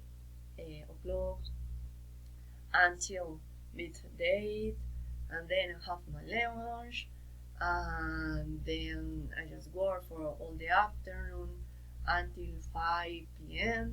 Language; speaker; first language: English; non-native, learner; Spanish